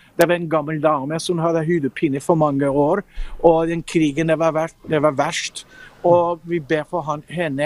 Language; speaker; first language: Norwegian; non-native, fluent; English